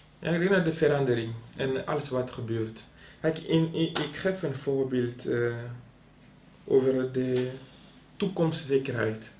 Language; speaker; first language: Dutch; non-native, local second language; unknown